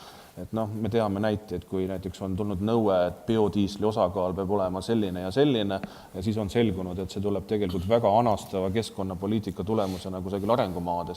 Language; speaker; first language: Estonian; native; Estonian